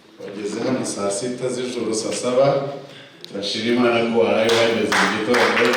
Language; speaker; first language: Kinyarwanda; early bilingual, heritage; Kinyarwanda